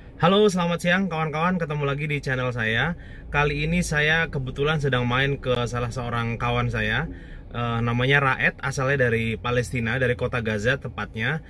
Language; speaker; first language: Indonesian; native; Indonesian